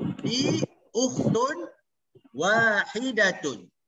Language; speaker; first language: Arabic; non-native, fluent; Malay